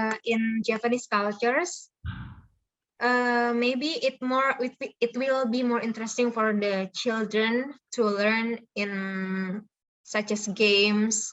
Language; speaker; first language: English; non-native, fluent; Indonesian